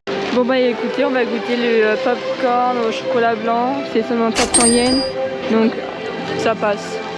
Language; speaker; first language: French; native; French